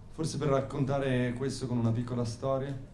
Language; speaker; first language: Italian; native; Italian